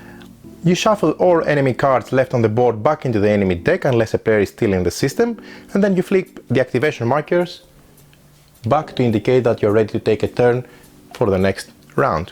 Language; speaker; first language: English; non-native, fluent; Greek